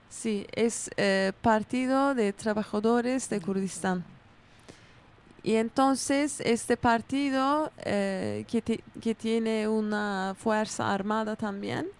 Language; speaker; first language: Spanish; non-native, fluent; Kurdish